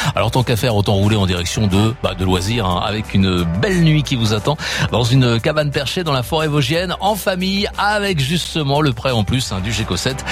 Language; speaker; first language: French; native; French